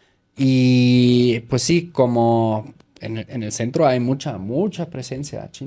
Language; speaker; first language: Spanish; native; Spanish